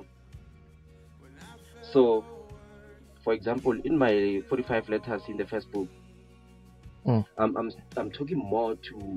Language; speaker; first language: English; non-native, local second language; Northern Sotho